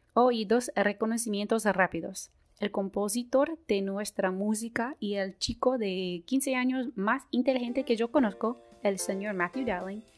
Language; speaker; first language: Spanish; non-native, fluent; English